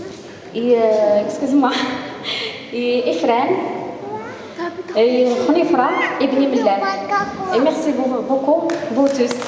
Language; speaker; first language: French; non-native, learner; Arabic